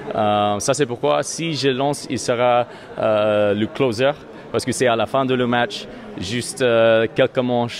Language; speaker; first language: French; non-native, learner; English